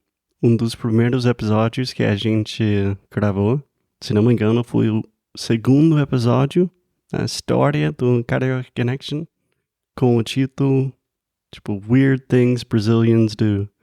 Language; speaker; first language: Portuguese; non-native, fluent; English